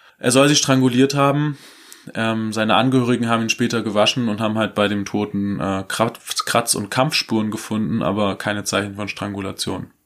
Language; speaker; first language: German; native; German